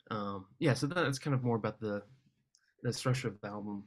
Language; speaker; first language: English; native; English